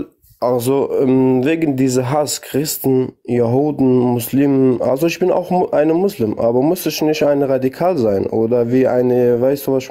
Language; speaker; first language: German; non-native, learner; Kurdish